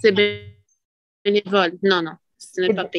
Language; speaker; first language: French; non-native, learner; Arabic